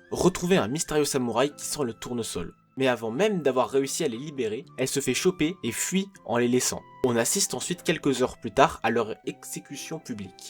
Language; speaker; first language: French; native; French